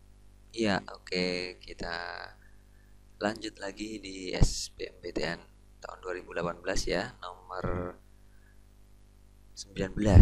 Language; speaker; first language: Indonesian; native; Indonesian